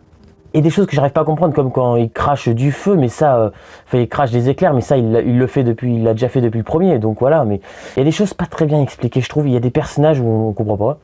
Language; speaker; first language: French; native; French